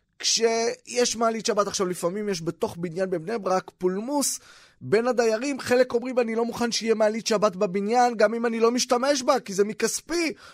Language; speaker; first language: Hebrew; native; Hebrew